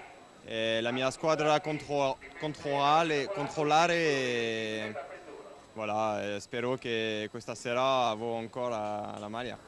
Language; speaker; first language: Italian; non-native, learner; French